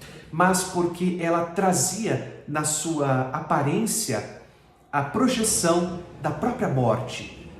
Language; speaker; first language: Portuguese; native; Portuguese